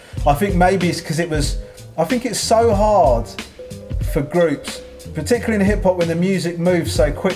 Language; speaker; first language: English; native; English